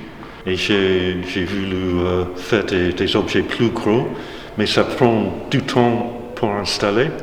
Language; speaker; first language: French; non-native, fluent; English